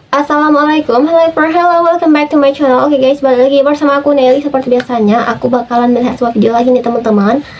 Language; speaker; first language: Indonesian; native; Indonesian